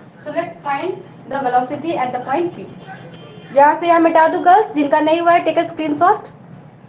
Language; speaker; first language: Hindi; native; Hindi